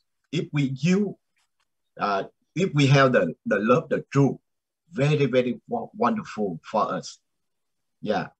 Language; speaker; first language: English; non-native, learner; Vietnamese